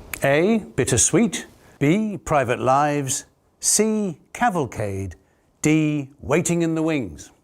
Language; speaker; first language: English; native; English